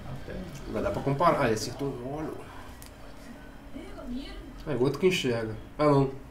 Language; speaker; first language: Portuguese; native; Portuguese